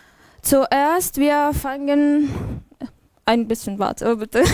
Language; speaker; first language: German; non-native, learner; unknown